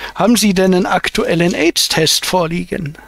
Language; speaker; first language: German; native; German